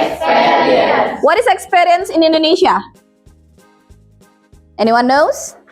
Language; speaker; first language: English; non-native, fluent; Indonesian